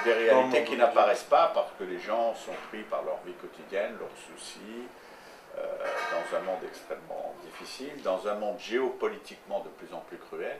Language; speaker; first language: French; native; French